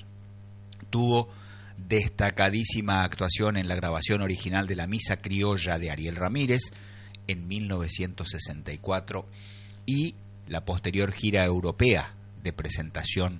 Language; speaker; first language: Spanish; native; Spanish